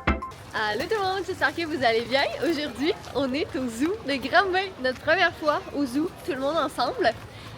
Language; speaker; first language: French; native; French